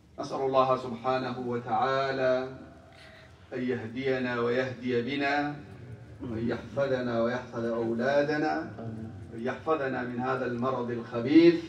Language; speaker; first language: Arabic; non-native, local second language; Somali